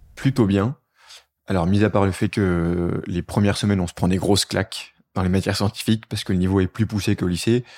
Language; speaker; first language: French; native; French